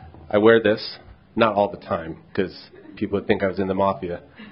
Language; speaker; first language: English; native; English